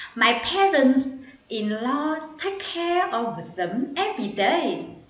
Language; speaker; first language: English; non-native, learner; Vietnamese